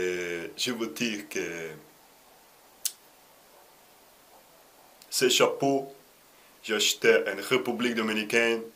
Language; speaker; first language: French; non-native, learner; Russian